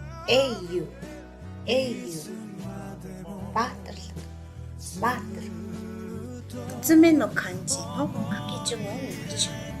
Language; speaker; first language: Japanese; non-native, fluent; Mongolian